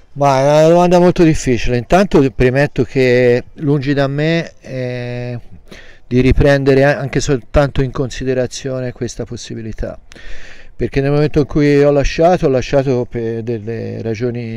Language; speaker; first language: Italian; native; Italian